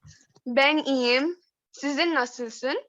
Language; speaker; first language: Turkish; non-native, learner; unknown